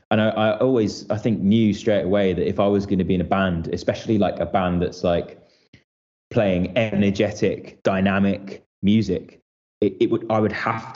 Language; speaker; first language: English; native; English